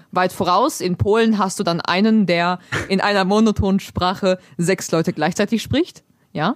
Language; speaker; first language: German; early bilingual, other home language; Polish